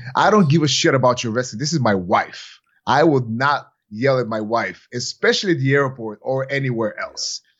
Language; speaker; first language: English; non-native, fluent; Bulgarian